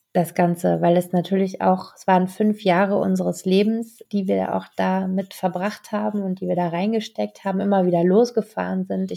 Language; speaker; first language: German; native; German